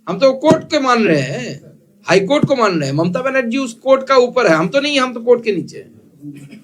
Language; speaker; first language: Hindi; non-native, local second language; Bangla